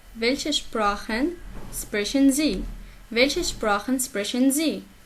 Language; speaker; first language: German; non-native, fluent; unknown